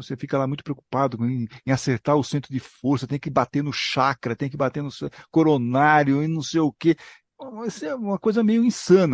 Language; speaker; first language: Portuguese; native; Portuguese